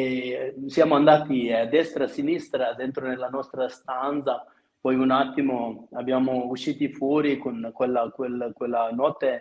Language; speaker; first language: Italian; non-native, fluent; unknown